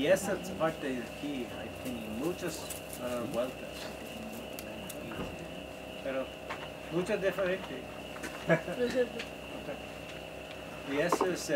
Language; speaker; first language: Spanish; non-native, learner; English